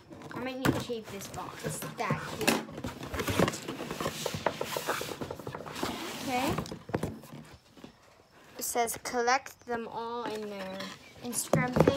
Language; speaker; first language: English; native; English